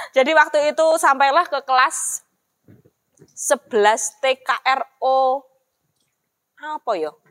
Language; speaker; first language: Indonesian; non-native, local second language; Javanese